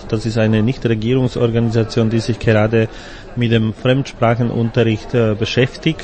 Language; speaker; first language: German; non-native, fluent; Slovak